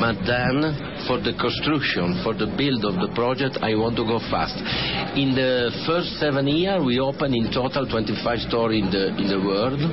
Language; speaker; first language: English; non-native, learner; Italian